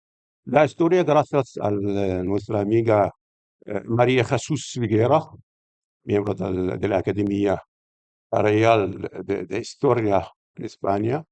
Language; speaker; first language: Spanish; non-native, fluent; Arabic